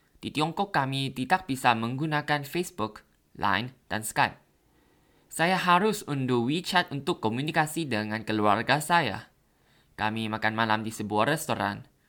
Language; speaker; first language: Indonesian; non-native, learner; Thai